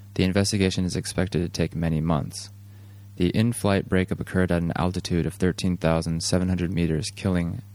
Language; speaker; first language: English; native; English